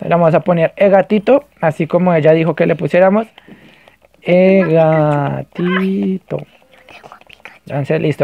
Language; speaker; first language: Spanish; native; Spanish